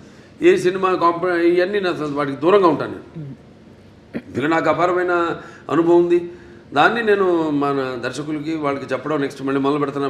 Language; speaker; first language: Telugu; native; Telugu